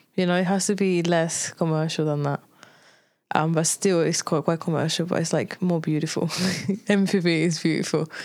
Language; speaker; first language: English; non-native, fluent; Spanish